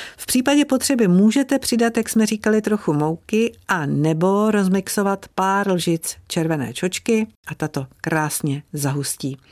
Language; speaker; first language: Czech; native; Czech